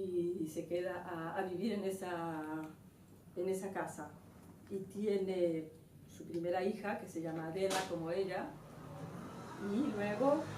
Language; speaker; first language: Spanish; native; Spanish